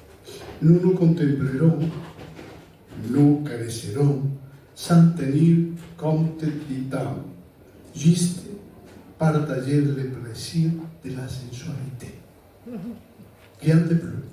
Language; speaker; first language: French; non-native, fluent; Spanish